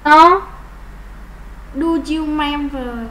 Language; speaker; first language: English; non-native, learner; Vietnamese